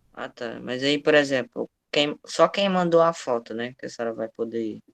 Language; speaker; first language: Portuguese; native; Portuguese